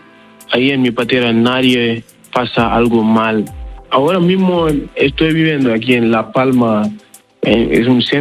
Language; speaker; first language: Spanish; non-native, learner; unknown